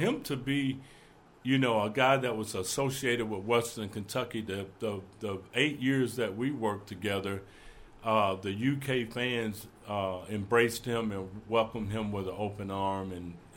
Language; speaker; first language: English; native; English